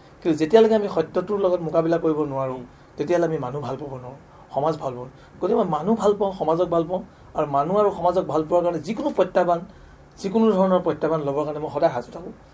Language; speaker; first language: Assamese; native; Assamese